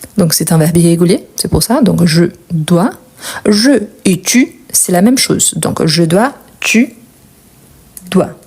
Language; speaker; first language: French; non-native, fluent; Portuguese